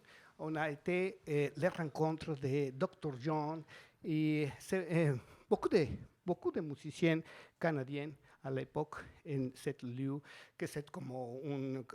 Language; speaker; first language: French; non-native, fluent; Spanish